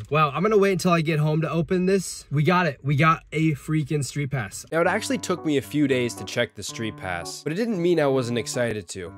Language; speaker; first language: English; native; English